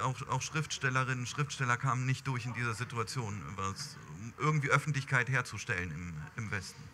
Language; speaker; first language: German; native; German